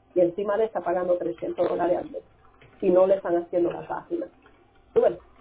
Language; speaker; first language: Spanish; early bilingual, heritage; Spanish